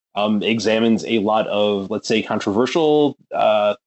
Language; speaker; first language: English; native; English